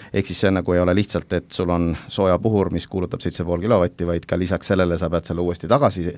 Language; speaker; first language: Estonian; native; Estonian